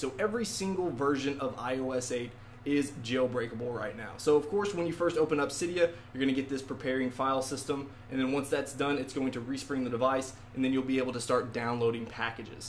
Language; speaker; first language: English; native; English